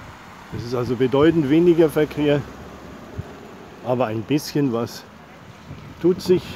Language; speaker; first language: German; native; German